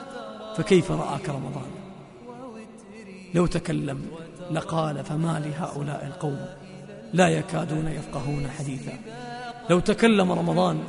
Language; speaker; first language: Arabic; native; Arabic